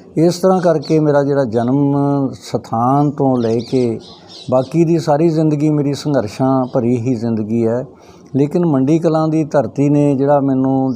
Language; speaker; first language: Punjabi; native; Punjabi